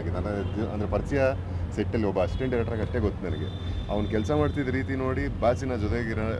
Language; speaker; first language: Kannada; native; Kannada